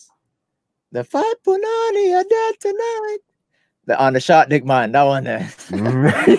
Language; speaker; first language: English; native; English